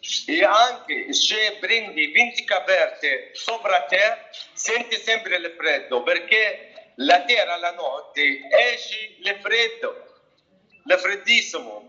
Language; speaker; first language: Italian; non-native, learner; Arabic